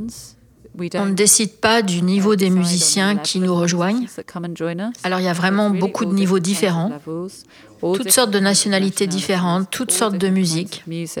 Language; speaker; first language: French; non-native, fluent; English